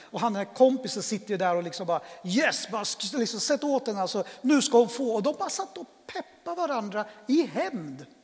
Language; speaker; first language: Swedish; native; Swedish